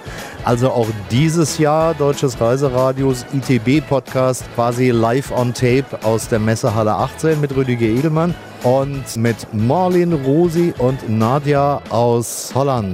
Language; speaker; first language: German; native; German